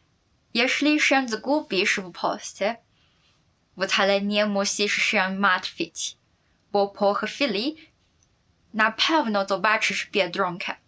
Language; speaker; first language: Polish; non-native, fluent; Chinese